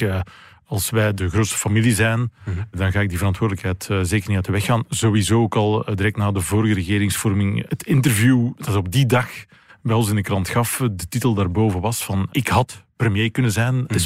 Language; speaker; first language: Dutch; native; Dutch